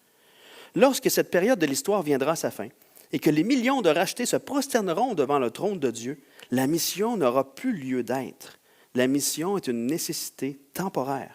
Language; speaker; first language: French; native; French